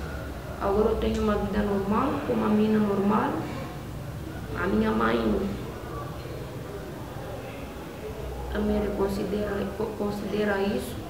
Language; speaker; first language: Portuguese; non-native, local second language; Makhuwa